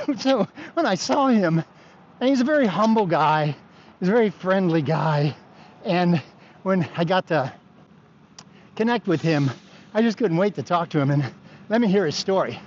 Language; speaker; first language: English; native; English